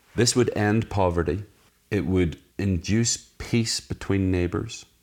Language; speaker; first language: English; native; English